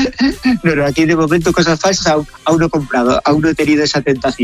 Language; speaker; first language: Spanish; native; Spanish